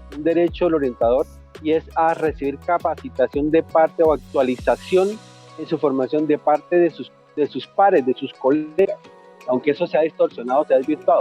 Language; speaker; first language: Spanish; native; Spanish